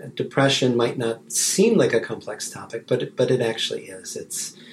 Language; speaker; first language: English; native; English